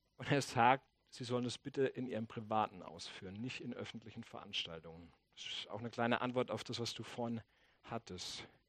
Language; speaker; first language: German; native; German